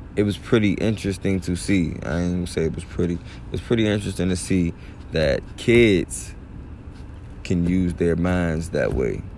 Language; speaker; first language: English; native; English